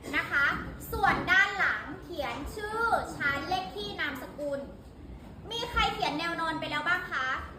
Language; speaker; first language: Thai; native; Thai